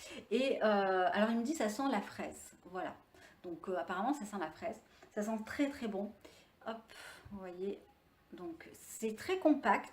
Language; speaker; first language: French; native; French